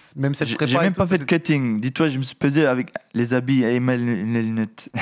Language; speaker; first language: French; non-native, fluent; Russian